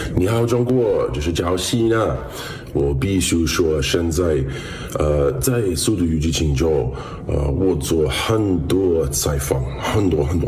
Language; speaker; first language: Chinese; non-native, learner; English